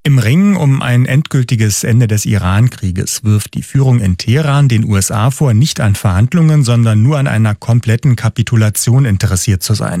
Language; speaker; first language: German; native; German